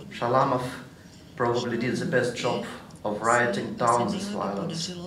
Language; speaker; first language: English; non-native, fluent; Russian